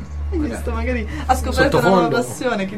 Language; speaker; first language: Italian; native; Italian